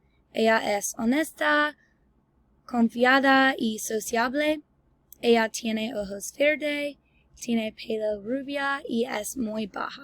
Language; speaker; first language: Spanish; non-native, learner; English